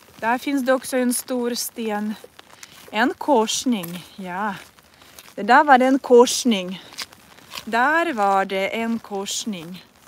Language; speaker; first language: Swedish; non-native, fluent; Russian